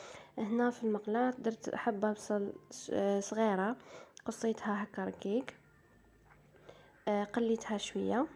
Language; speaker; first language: Arabic; native; Arabic